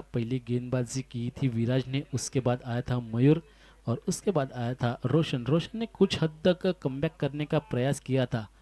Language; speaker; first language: Hindi; non-native, local second language; Marathi